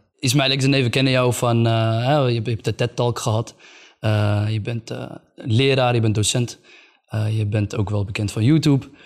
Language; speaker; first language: Dutch; early bilingual, other home language; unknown